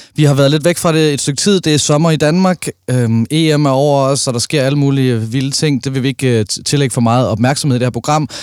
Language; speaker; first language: Danish; native; Danish